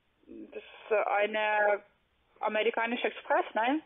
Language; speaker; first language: German; non-native, learner; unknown